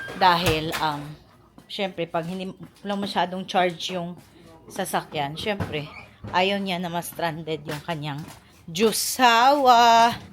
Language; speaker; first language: Filipino; native; Filipino